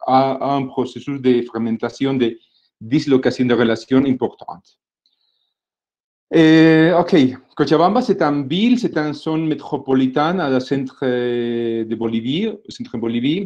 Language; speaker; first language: French; non-native, fluent; Spanish